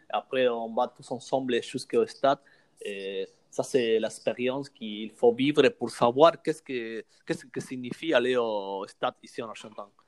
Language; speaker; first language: French; non-native, learner; Spanish